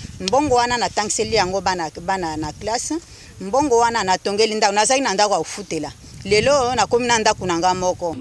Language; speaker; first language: Lingala; non-native, local second language; Kituba (Democratic Republic of Congo)